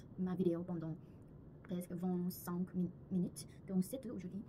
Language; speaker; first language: French; non-native, learner; Korean